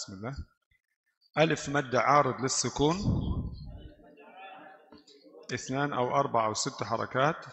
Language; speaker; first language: Arabic; non-native, fluent; Indonesian